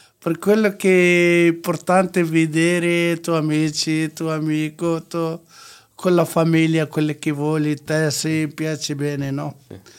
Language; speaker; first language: Italian; non-native, learner; Albanian